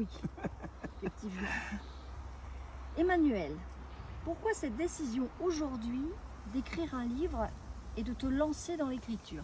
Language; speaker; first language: French; native; French